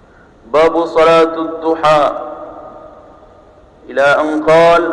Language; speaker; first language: Arabic; non-native, fluent; Sasak